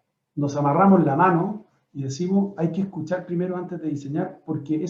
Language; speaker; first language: Spanish; native; Spanish